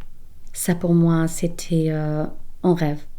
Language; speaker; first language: French; non-native, fluent; German